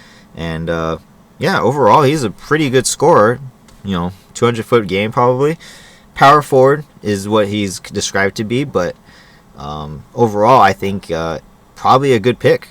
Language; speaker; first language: English; native; English